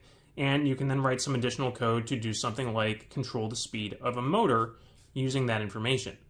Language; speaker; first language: English; native; English